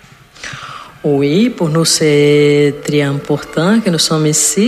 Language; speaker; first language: French; non-native, fluent; Portuguese